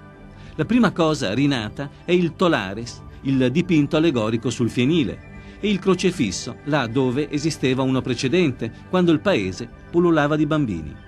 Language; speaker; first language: Italian; native; Italian